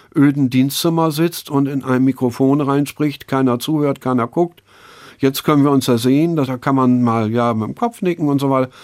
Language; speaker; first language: German; native; German